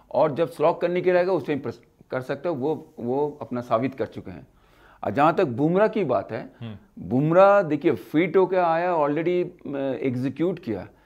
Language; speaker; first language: Hindi; native; Hindi